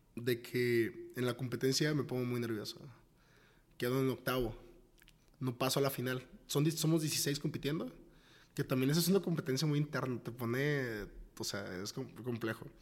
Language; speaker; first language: Spanish; native; Spanish